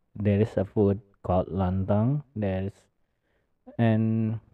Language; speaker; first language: English; non-native, learner; Indonesian